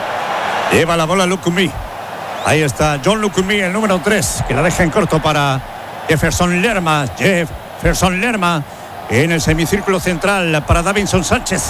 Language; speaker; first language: Spanish; native; Spanish